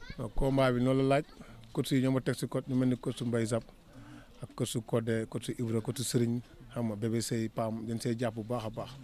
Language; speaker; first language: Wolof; native; Wolof